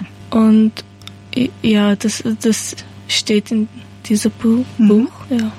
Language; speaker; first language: German; non-native, learner; Persian